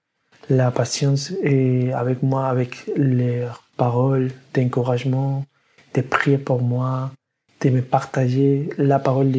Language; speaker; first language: French; non-native, learner; Spanish